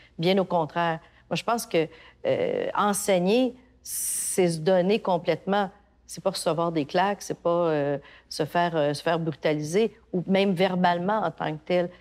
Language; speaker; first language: French; native; French